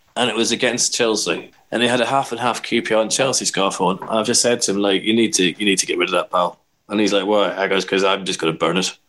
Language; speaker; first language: English; native; English